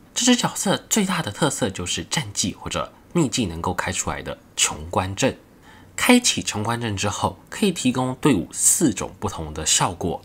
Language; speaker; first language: Chinese; native; Chinese